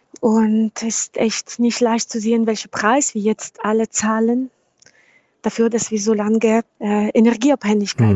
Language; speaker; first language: German; non-native, fluent; Ukrainian